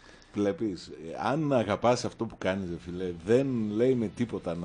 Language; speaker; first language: Greek; native; Greek